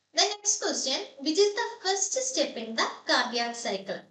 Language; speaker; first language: English; non-native, local second language; Malayalam